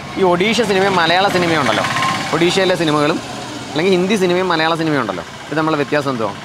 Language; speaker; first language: Malayalam; native; Malayalam